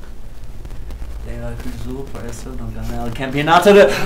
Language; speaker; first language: Spanish; non-native, learner; English